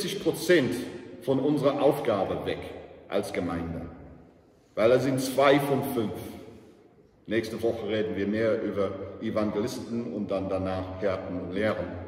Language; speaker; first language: German; non-native, learner; English